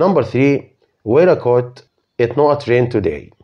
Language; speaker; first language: English; non-native, fluent; Arabic